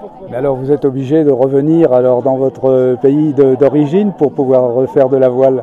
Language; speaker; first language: French; native; French